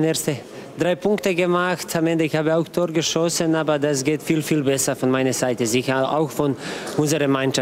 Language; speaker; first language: German; non-native, learner; Croatian